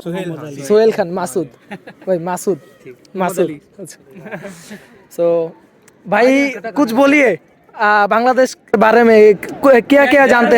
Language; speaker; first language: Hindi; non-native, learner; Bangla